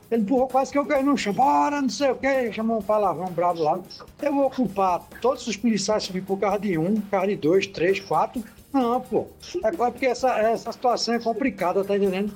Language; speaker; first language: Portuguese; native; Portuguese